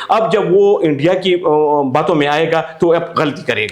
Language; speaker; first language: Urdu; non-native, local second language; Pashto